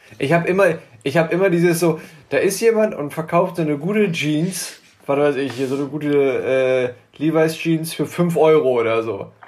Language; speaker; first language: German; native; German